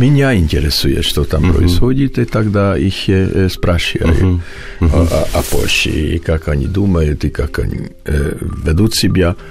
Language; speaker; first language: Russian; non-native, learner; Hungarian